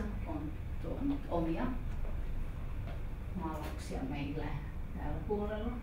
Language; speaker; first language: Finnish; non-native, fluent; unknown